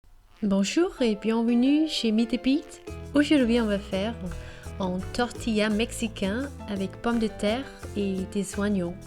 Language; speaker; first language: French; non-native, learner; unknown